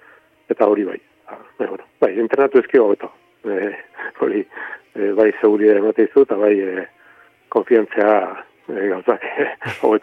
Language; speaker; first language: Basque; native; Basque